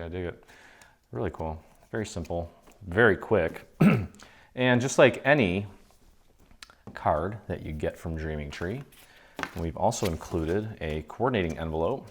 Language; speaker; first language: English; native; English